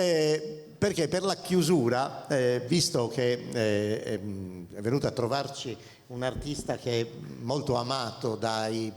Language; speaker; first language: Italian; native; Italian